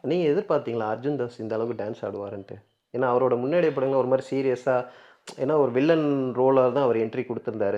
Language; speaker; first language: Tamil; native; Tamil